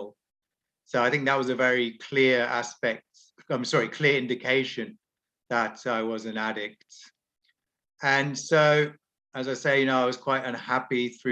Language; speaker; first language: English; native; English